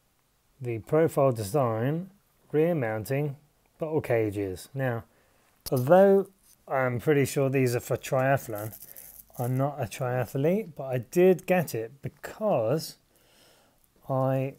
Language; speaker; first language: English; native; English